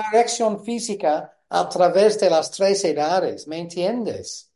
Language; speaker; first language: Spanish; non-native, fluent; English